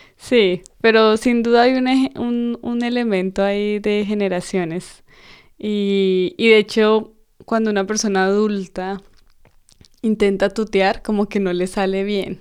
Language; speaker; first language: Spanish; native; Spanish